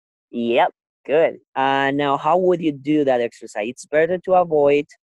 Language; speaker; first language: English; non-native, fluent; Spanish